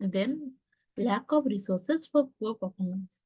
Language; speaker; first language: English; non-native, local second language; Odia